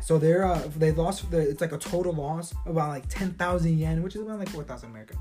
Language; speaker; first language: English; early bilingual, other home language; Spanish